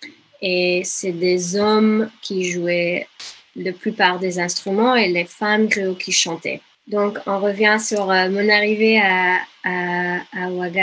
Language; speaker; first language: French; non-native, fluent; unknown